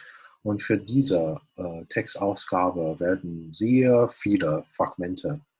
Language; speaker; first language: German; non-native, fluent; Chinese